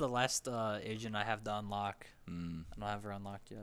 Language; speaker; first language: English; native; English